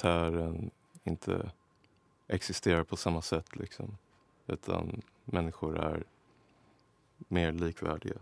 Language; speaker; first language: Swedish; native; Swedish